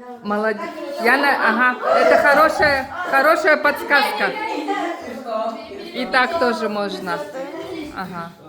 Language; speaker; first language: Russian; native; Russian